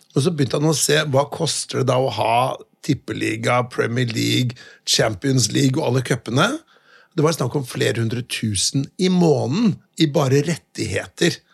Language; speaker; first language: Norwegian; native; Norwegian